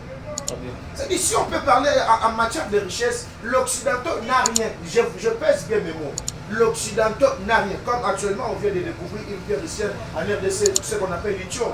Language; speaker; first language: French; non-native, local second language; Lingala